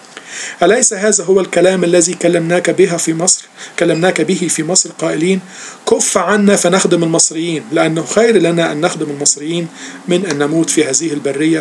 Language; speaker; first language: Arabic; native; Arabic